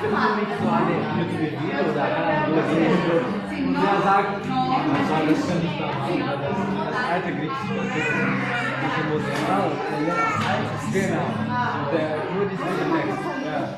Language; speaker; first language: German; non-native, learner; Portuguese